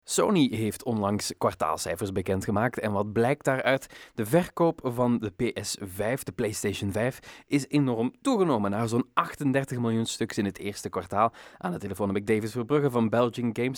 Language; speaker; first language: Dutch; native; Dutch